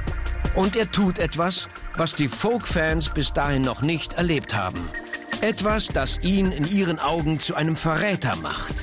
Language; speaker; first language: German; native; German